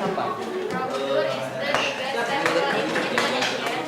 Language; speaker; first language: English; non-native, learner; Indonesian